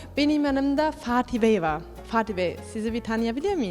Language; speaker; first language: Turkish; early bilingual, heritage; Turkish